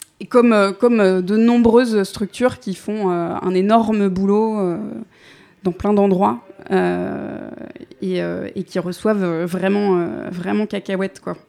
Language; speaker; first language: French; native; French